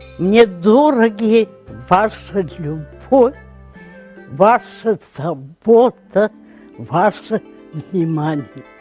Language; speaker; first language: Russian; native; Russian